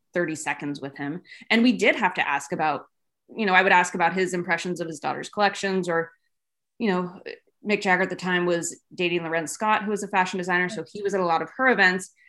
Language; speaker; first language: English; native; English